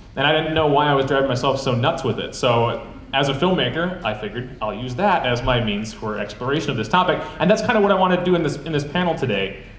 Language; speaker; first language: English; native; English